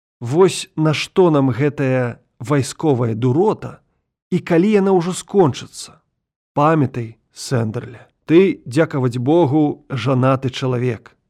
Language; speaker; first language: Belarusian; native; Belarusian